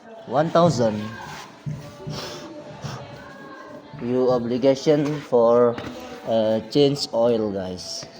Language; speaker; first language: English; non-native, learner; Indonesian